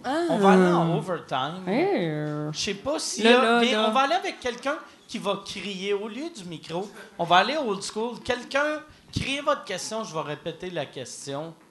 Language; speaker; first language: French; native; French